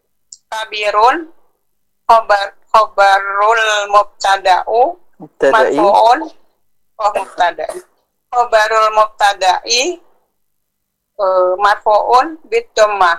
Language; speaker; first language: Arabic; non-native, fluent; Indonesian